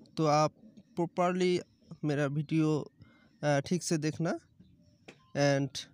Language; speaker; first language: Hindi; non-native, local second language; Bangla